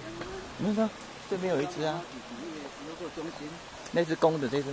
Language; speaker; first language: Chinese; native; Chinese